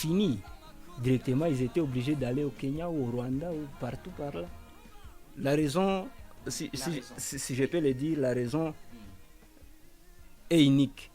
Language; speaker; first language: French; non-native, local second language; Kinyarwanda